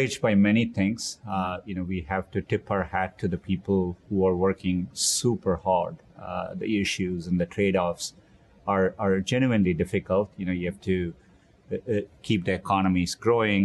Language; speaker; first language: English; non-native, local second language; Tamil